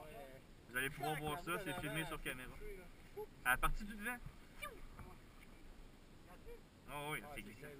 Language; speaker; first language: French; native; French